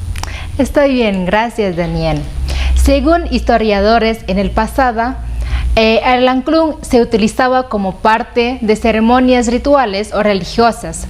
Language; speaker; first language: Spanish; non-native, fluent; Indonesian